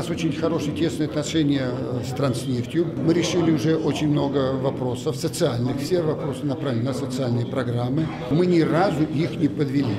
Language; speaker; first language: Russian; native; Russian